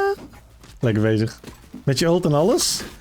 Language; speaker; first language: Dutch; native; Dutch